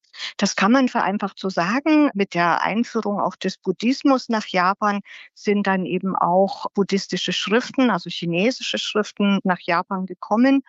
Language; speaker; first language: German; native; German